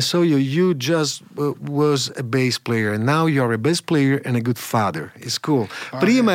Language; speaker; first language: English; non-native, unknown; Italian